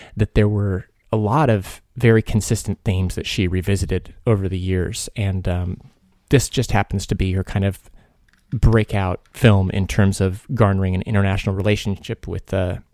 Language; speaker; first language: English; early bilingual, other home language; Hungarian